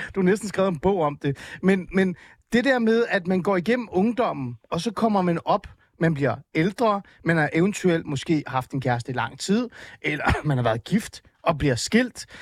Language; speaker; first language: Danish; early bilingual, other home language; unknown